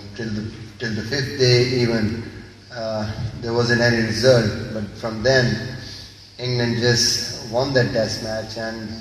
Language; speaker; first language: English; non-native, local second language; Urdu